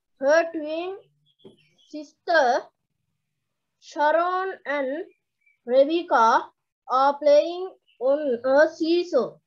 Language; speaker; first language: English; non-native, learner; Sinhala